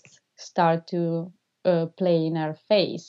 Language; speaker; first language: English; non-native, fluent; Italian